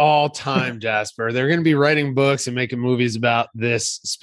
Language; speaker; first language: English; native; English